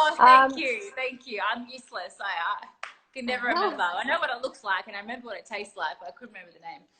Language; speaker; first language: English; native; English